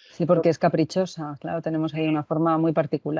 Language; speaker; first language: Spanish; native; Spanish